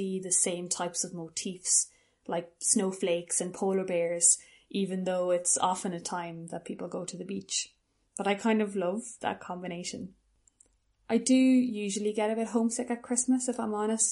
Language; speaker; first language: English; native; English